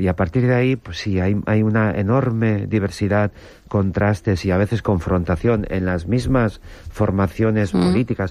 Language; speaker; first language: Spanish; native; Spanish